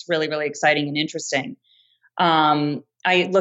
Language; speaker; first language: English; native; English